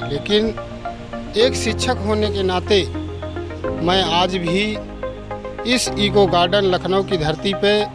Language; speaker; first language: Hindi; native; Hindi